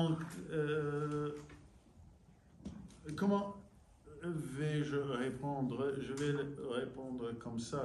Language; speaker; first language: French; non-native, fluent; English